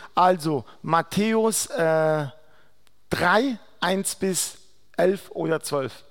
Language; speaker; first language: German; non-native, fluent; Aramaic